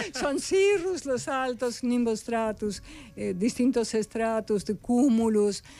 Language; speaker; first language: Spanish; early bilingual, other home language; Ukrainian